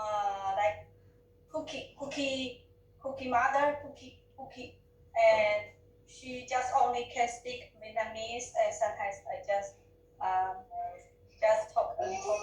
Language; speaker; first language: English; non-native, learner; Chinese